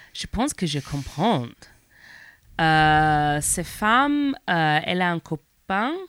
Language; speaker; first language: French; non-native, learner; English